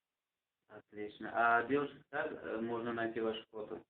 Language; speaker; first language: Russian; non-native, local second language; Tajik